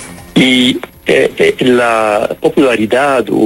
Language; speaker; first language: Spanish; non-native, fluent; English